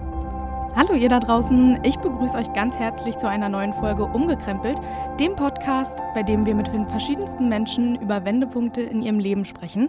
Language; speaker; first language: German; native; German